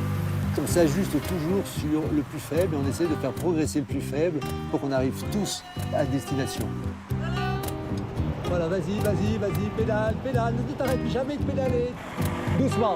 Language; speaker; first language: French; native; French